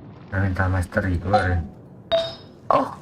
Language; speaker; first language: English; non-native, learner; Indonesian